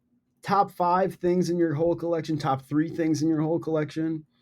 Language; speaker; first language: English; native; English